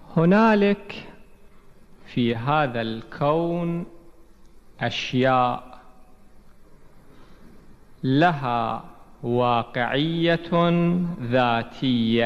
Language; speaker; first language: Arabic; native; Arabic